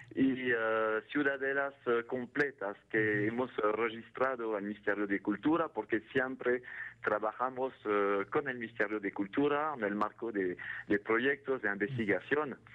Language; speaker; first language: Spanish; non-native, fluent; French